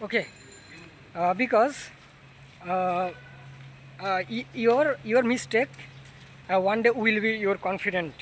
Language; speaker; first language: English; non-native, learner; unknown